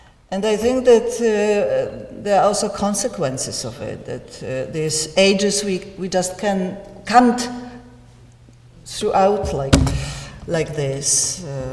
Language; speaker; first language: English; non-native, learner; Polish